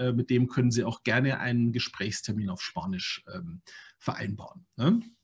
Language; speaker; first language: German; native; German